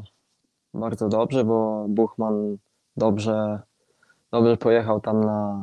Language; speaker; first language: Polish; non-native, fluent; Italian